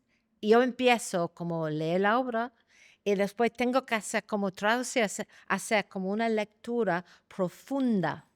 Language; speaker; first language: Spanish; non-native, fluent; English